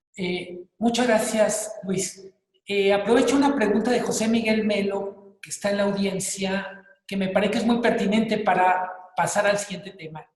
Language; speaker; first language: Spanish; native; Spanish